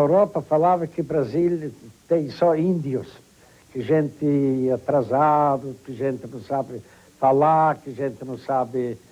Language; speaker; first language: Portuguese; non-native, fluent; Polish